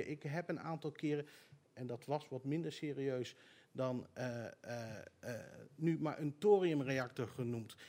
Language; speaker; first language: Dutch; native; Dutch